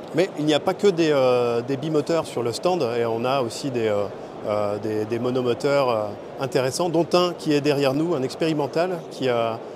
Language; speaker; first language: French; native; French